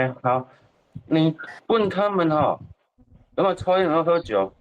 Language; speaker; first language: Chinese; native; Chinese